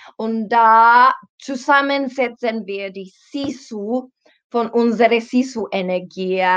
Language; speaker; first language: German; non-native, learner; Finnish